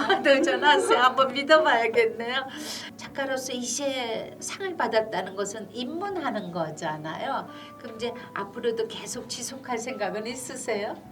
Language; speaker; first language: Korean; native; Korean